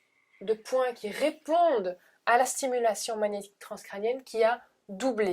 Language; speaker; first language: French; native; French